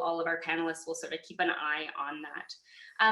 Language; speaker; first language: English; native; English